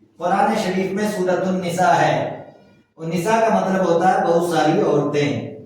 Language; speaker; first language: Urdu; native; Urdu